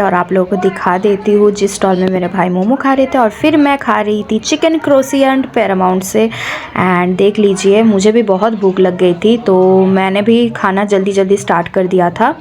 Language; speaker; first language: Hindi; non-native, local second language; Bangla